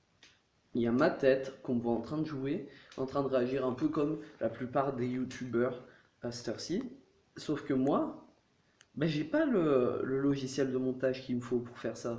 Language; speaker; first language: French; native; French